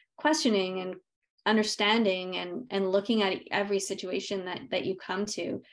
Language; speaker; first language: English; native; English